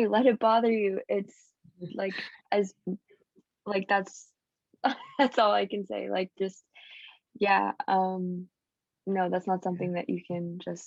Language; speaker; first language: English; native; English